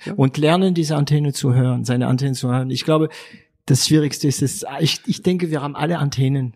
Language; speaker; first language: German; non-native, fluent; French